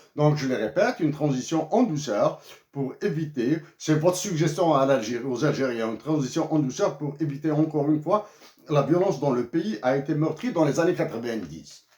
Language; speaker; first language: French; non-native, local second language; Kabyle